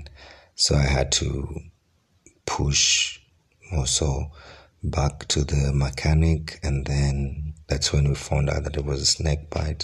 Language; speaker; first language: English; non-native, local second language; Ganda